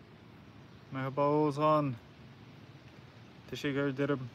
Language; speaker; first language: Turkish; non-native, learner; English